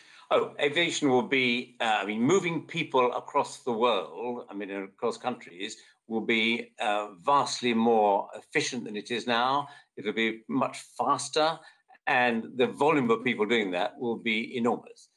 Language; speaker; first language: English; native; English